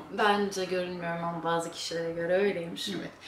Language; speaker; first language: Turkish; early bilingual, heritage; Turkish